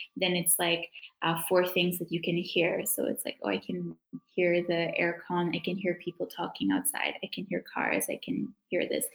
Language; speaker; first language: English; native; English